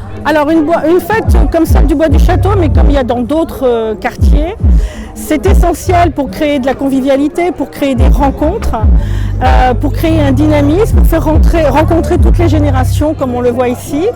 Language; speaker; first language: French; native; French